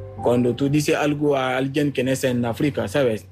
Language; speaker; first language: Spanish; non-native, fluent; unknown